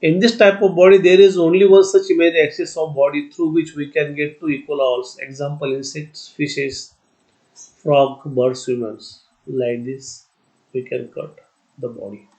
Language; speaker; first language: English; non-native, local second language; Marathi